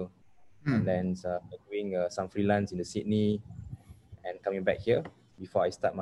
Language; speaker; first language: English; non-native, local second language; Malay